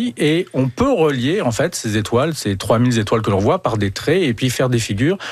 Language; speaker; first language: French; native; French